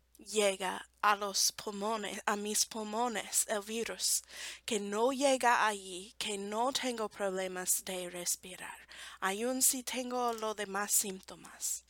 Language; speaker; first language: Spanish; non-native, fluent; English